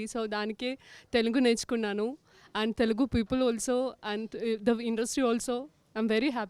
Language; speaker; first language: Telugu; non-native, learner; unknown